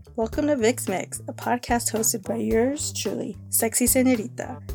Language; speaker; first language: English; native; English